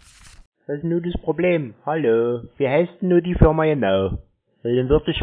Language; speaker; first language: German; native; German